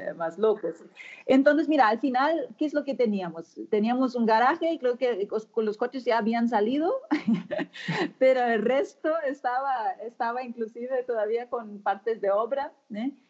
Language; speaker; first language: Spanish; non-native, fluent; German